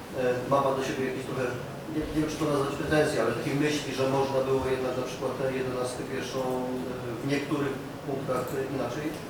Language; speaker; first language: Polish; native; Polish